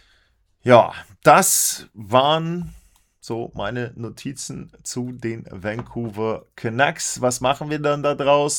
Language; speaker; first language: German; native; German